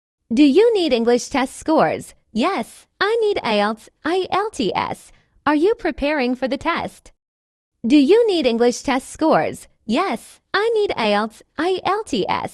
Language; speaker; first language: English; non-native, fluent; Burmese